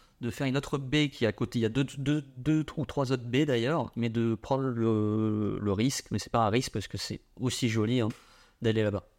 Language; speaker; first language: French; early bilingual, other home language; Vietnamese